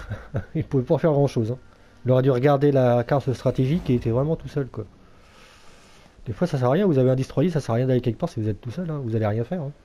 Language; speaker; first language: French; native; French